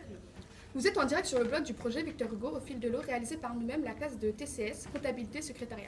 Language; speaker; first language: French; native; French